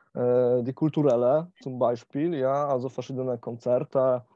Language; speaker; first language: German; non-native, learner; Polish